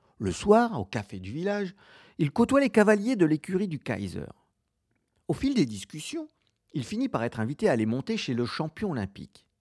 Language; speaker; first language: French; native; French